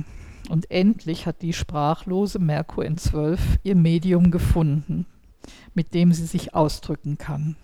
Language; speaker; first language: German; native; German